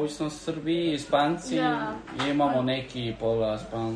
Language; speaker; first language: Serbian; early bilingual, heritage; Spanish